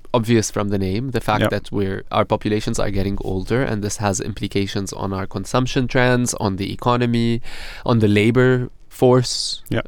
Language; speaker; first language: English; non-native, fluent; Arabic